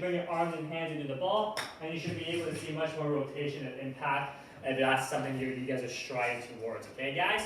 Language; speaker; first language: English; native; English